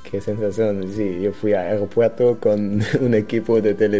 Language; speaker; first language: Spanish; non-native, learner; German